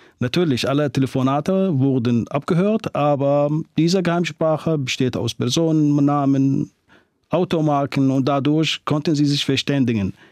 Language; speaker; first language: German; non-native, fluent; Arabic